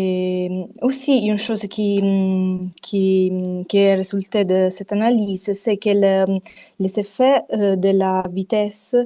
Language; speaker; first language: French; non-native, fluent; Italian